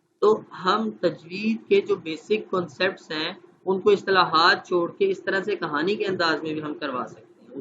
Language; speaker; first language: Urdu; non-native, local second language; Punjabi